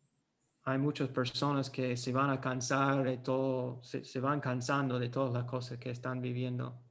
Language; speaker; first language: Spanish; non-native, fluent; English